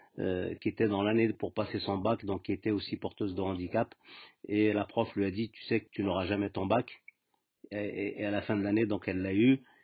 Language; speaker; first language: French; native; French